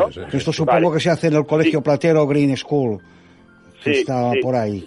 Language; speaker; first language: Spanish; non-native, local second language; Catalan